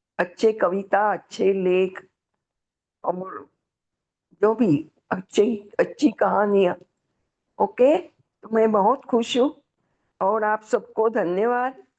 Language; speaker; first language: Hindi; non-native, local second language; Marathi